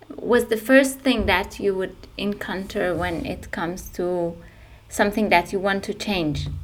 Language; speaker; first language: English; non-native, fluent; Persian